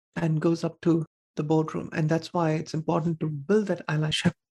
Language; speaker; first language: English; non-native, local second language; Tamil